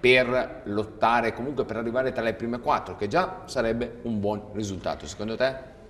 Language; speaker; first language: Italian; native; Italian